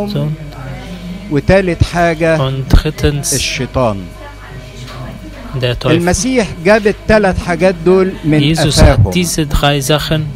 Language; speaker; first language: German; non-native, fluent; Arabic